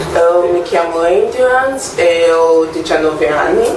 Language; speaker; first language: Italian; non-native, learner; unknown